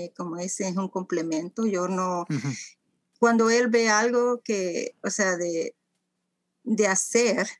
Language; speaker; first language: Spanish; native; Spanish